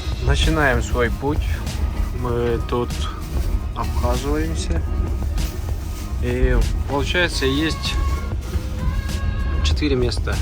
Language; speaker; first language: Russian; native; Russian